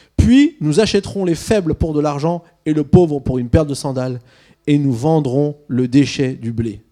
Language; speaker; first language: French; early bilingual, other home language; Swiss German